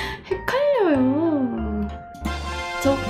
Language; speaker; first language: Korean; non-native, fluent; Japanese